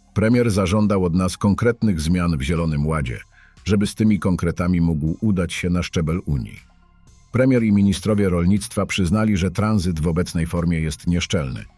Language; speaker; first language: Polish; native; Polish